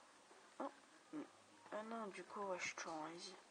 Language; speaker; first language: French; native; French